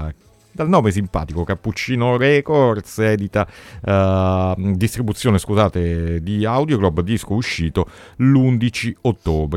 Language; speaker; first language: Italian; native; Italian